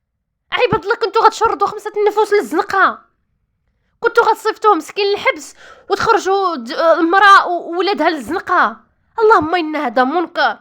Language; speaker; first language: Arabic; native; Arabic